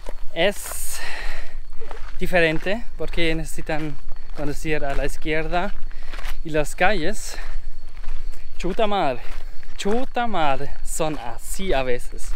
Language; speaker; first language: Spanish; non-native, learner; German